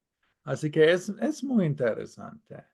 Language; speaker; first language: Spanish; non-native, fluent; English